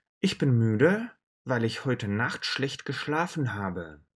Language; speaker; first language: German; non-native, fluent; Russian